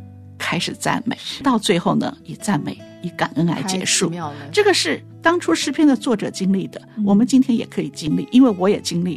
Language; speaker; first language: Chinese; native; Chinese